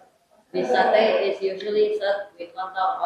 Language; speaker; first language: English; non-native, learner; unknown